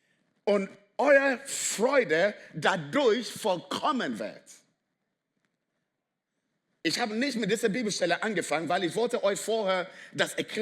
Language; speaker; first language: German; non-native, fluent; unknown